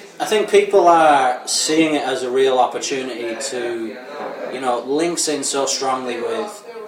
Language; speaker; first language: English; native; English